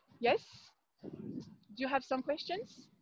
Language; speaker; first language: English; non-native, fluent; French